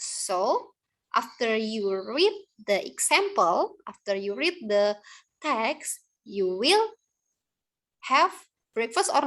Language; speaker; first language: English; non-native, learner; Indonesian